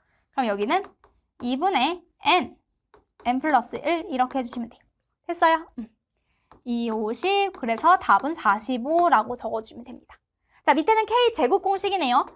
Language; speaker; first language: Korean; native; Korean